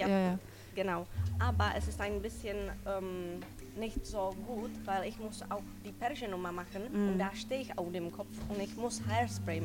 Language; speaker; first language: German; non-native, learner; Czech